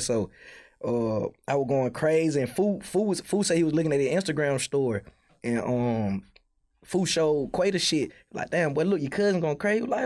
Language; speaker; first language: English; native; English